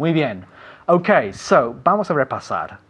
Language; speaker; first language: Spanish; non-native, fluent; English